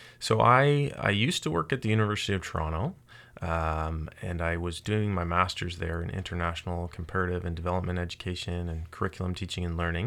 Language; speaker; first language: English; native; English